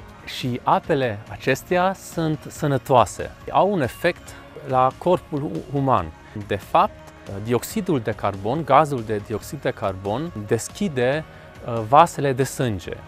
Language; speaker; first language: Romanian; non-native, local second language; Hungarian